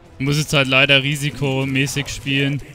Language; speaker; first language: German; native; German